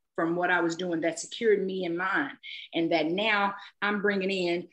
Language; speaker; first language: English; native; English